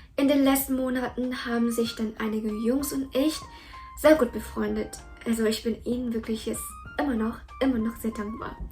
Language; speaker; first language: German; early bilingual, other home language; Vietnamese